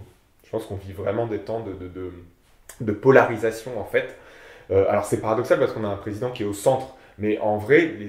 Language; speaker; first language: French; native; French